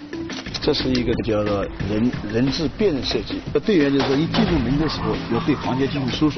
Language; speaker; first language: Chinese; native; Chinese